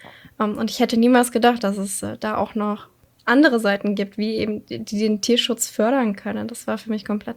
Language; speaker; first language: German; native; German